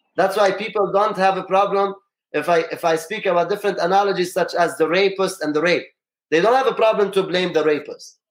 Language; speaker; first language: English; non-native, fluent; Arabic